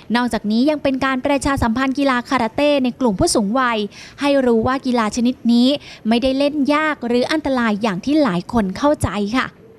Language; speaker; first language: Thai; native; Thai